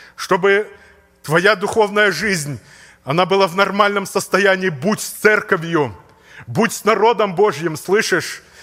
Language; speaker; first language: Russian; native; Russian